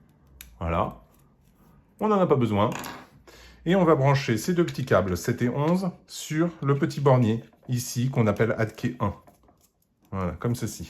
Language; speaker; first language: French; native; French